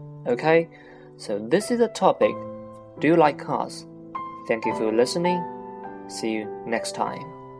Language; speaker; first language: English; non-native, fluent; Chinese